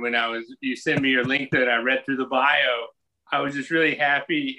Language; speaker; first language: English; native; English